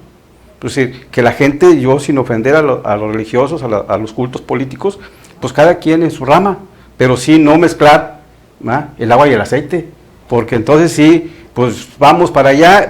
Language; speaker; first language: Spanish; native; Spanish